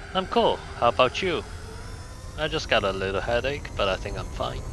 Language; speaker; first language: English; non-native, local second language; Cantonese